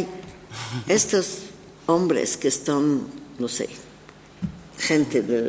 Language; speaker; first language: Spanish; non-native, learner; French